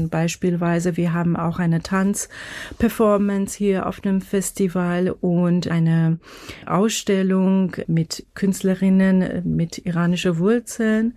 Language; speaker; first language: German; non-native, fluent; Persian